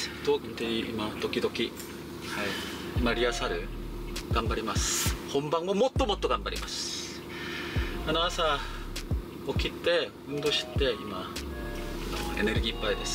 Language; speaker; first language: Japanese; non-native, learner; Korean